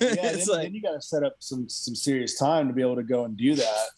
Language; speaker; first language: English; native; English